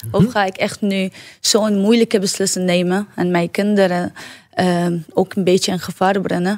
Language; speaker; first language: Dutch; non-native, learner; Arabic